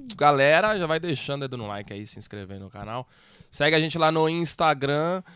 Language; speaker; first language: Portuguese; native; Portuguese